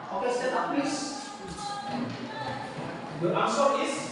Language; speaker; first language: English; non-native, learner; Indonesian